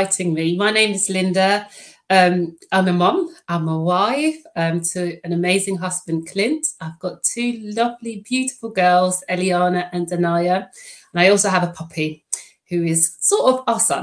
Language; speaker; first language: English; non-native, fluent; Dutch